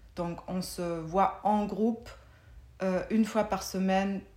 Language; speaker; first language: French; non-native, fluent; German